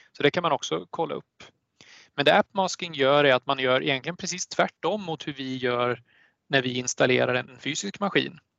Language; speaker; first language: Swedish; native; Swedish